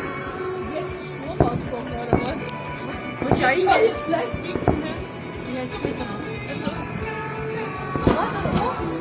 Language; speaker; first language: German; early bilingual, other home language; Filipino